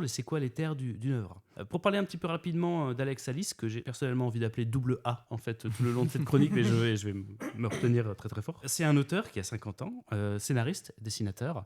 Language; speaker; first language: French; native; French